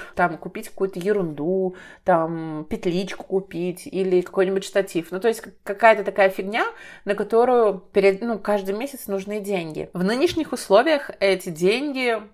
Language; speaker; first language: Russian; native; Russian